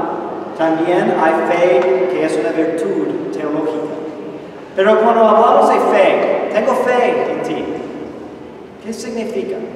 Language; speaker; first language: Spanish; non-native, fluent; English